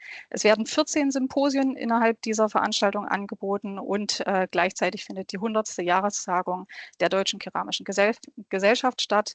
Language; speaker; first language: German; native; German